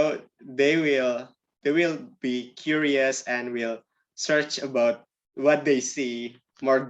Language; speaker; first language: English; non-native, learner; Indonesian